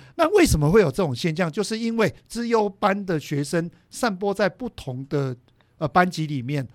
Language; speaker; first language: Chinese; native; Chinese